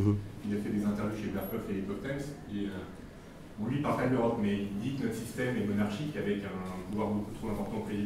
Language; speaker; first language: French; native; French